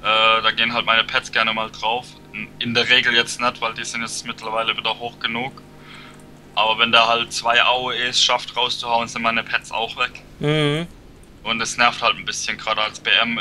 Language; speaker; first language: German; native; German